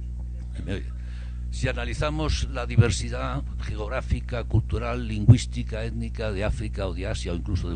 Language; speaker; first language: Spanish; native; Spanish